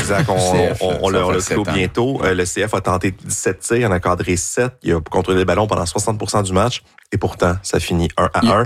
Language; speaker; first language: French; native; French